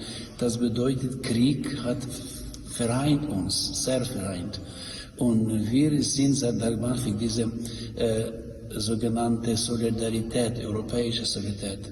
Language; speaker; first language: German; non-native, learner; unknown